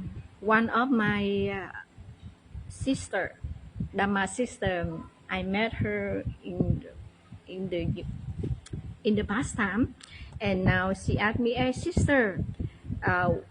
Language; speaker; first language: English; non-native, learner; Vietnamese